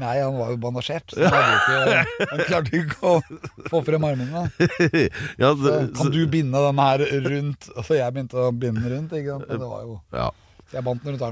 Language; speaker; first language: Norwegian; native; Norwegian